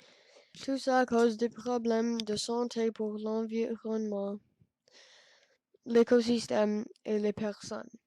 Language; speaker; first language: French; non-native, learner; English